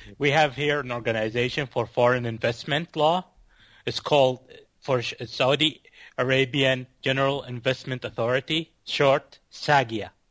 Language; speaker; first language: English; non-native, fluent; Arabic